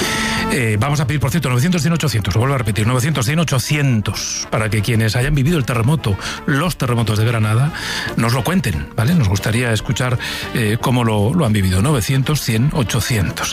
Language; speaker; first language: Spanish; native; Spanish